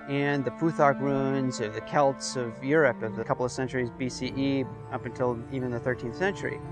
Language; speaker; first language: English; native; English